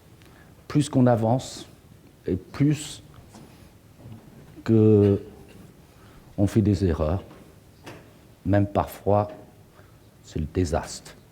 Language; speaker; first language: French; non-native, fluent; Chinese